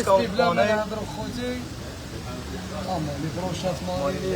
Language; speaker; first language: Arabic; native; Arabic